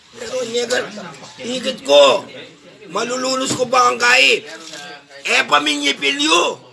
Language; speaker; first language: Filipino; non-native, local second language; Pampanga